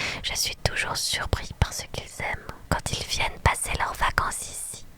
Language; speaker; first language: French; native; French